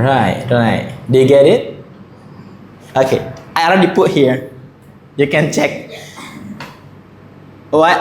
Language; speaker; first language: English; non-native, fluent; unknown